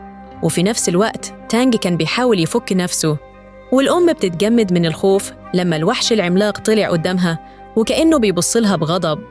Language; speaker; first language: Arabic; native; Arabic